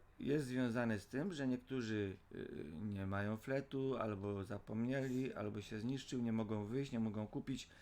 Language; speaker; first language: Polish; native; Polish